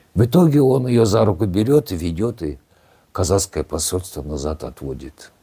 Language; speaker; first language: Russian; non-native, local second language; Kazakh